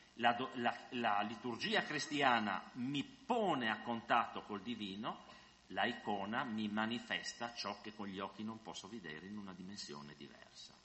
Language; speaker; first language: Italian; non-native, fluent; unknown